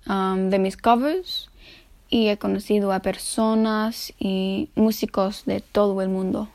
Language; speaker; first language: Spanish; non-native, fluent; English